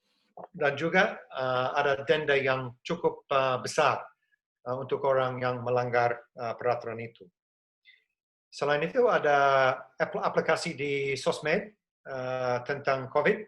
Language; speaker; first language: Indonesian; non-native, fluent; English